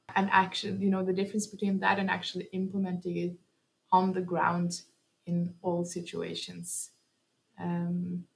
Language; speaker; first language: English; early bilingual, heritage; Norwegian